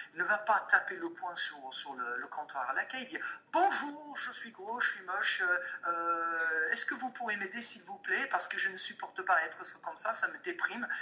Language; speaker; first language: French; non-native, fluent; English